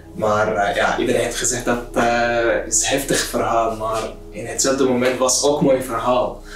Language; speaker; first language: Dutch; non-native, learner; Arabic